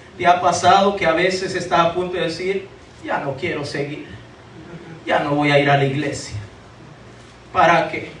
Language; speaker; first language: Spanish; native; Spanish